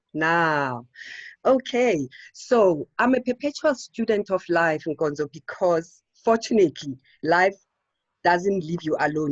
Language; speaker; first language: English; non-native, local second language; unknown